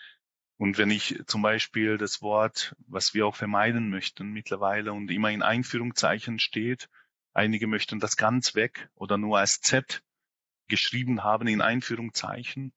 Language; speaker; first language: German; non-native, fluent; Hungarian